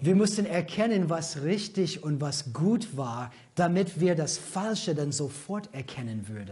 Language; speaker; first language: German; non-native, fluent; English